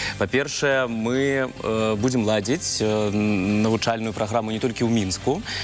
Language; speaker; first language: Belarusian; non-native, local second language; Russian